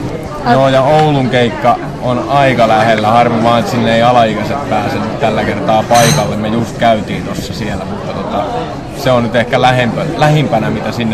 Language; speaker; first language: Finnish; native; Finnish